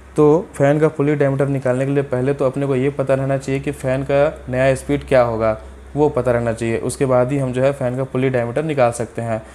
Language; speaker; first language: Hindi; native; Hindi